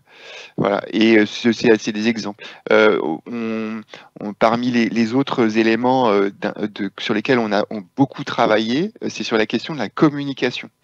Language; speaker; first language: French; native; French